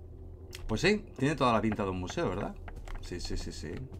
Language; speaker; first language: Spanish; native; Spanish